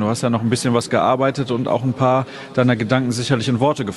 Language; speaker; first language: German; native; German